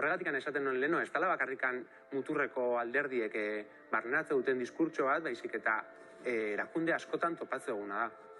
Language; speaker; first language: Basque; native; Basque